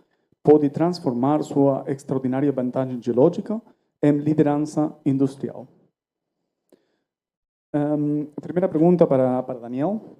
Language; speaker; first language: Portuguese; non-native, fluent; Spanish